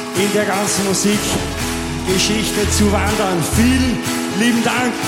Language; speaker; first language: German; native; German